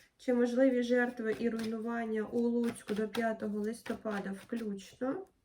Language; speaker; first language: Ukrainian; non-native, local second language; Russian